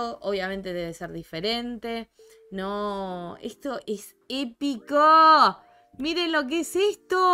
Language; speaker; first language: Spanish; native; Spanish